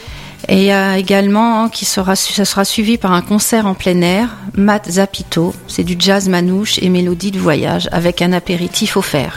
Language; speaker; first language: French; native; French